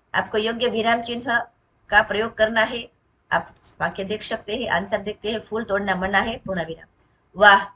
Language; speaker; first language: Hindi; non-native, local second language; Gujarati